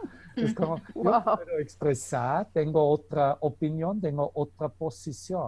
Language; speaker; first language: Spanish; non-native, fluent; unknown